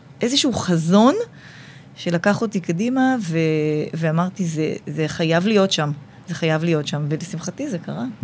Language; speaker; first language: Hebrew; native; Hebrew